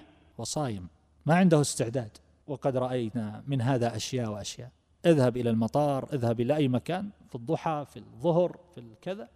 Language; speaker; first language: Arabic; native; Arabic